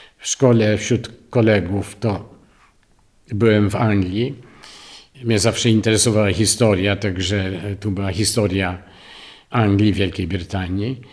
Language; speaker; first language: Polish; early bilingual, heritage; Polish